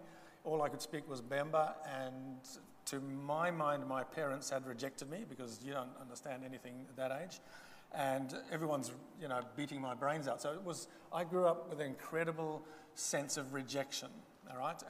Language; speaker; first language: English; non-native, local second language; Bemba